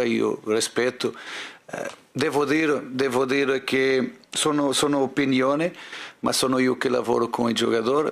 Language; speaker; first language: Italian; non-native, fluent; Portuguese